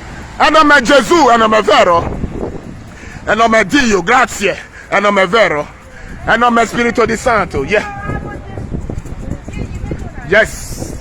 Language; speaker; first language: Italian; non-native, learner; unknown